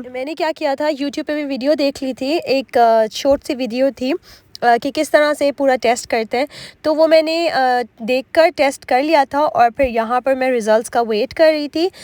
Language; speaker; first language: Urdu; native; Urdu